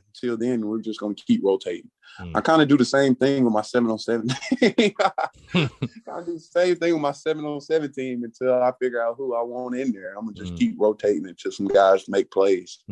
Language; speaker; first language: English; native; English